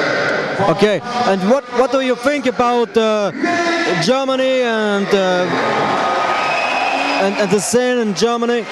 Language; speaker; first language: English; non-native, learner; German